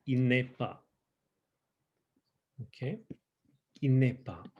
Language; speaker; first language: French; non-native, fluent; English